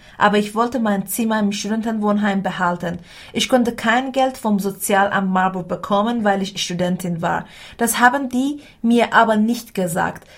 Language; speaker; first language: German; non-native, fluent; Persian